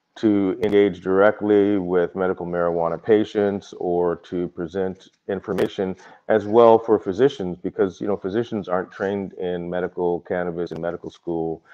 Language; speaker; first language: English; native; English